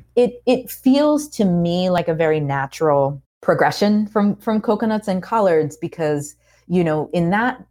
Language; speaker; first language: English; native; English